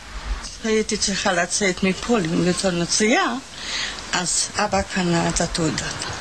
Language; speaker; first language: Hebrew; non-native, fluent; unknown